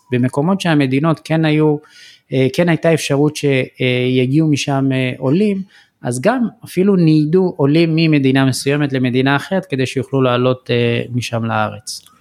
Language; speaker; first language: Hebrew; early bilingual, other home language; Amharic